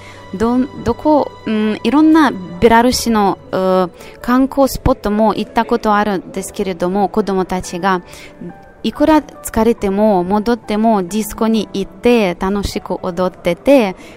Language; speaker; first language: Japanese; non-native, fluent; Russian